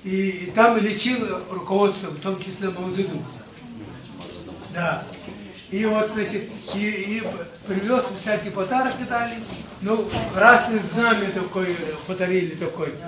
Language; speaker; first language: Russian; non-native, local second language; Tuvinian